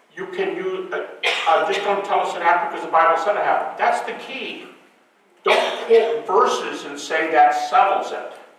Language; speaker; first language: English; native; English